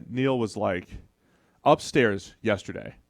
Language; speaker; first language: English; native; English